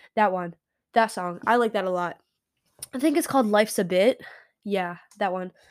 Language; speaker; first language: English; native; English